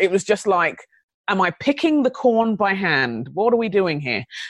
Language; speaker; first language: English; native; English